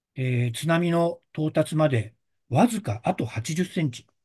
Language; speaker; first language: Japanese; native; Japanese